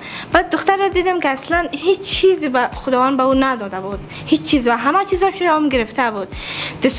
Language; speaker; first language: Persian; native; Persian